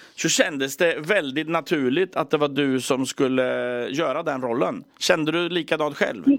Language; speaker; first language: Swedish; native; Swedish